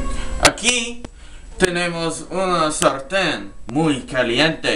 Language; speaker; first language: Spanish; non-native, learner; English